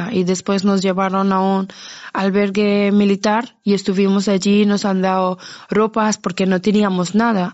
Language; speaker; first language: Spanish; non-native, fluent; Persian